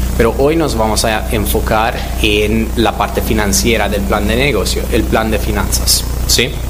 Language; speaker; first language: Spanish; non-native, fluent; Italian